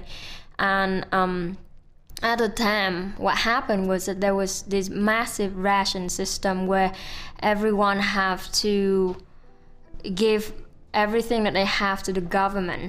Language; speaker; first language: English; non-native, fluent; Vietnamese